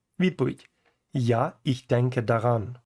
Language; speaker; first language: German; non-native, fluent; Ukrainian